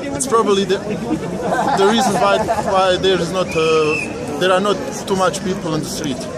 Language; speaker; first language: English; non-native, learner; Bosnian